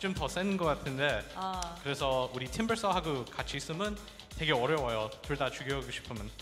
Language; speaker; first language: Korean; non-native, learner; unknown